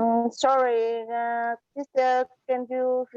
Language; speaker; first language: English; non-native, learner; Chinese